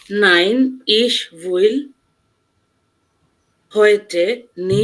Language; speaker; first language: German; non-native, learner; Bangla